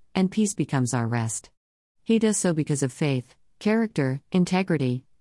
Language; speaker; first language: English; non-native, local second language; Jamaican Creole English